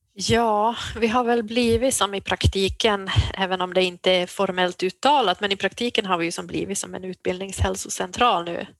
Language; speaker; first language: Swedish; native; Swedish